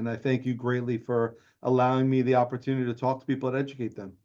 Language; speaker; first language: English; native; English